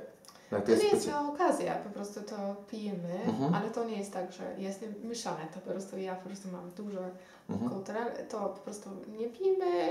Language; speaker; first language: Polish; non-native, learner; Xhosa